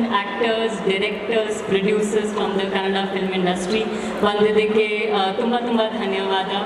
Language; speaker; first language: Kannada; non-native, learner; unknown